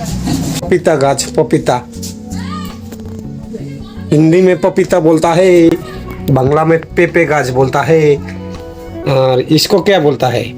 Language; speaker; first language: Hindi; non-native, local second language; Bangla